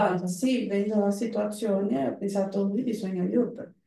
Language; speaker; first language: Italian; non-native, learner; Portuguese